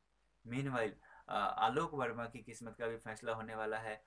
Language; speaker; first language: Hindi; native; Hindi